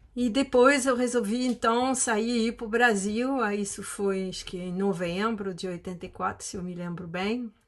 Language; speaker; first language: Portuguese; non-native, fluent; French